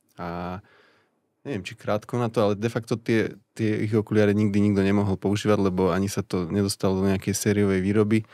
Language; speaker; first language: Slovak; native; Slovak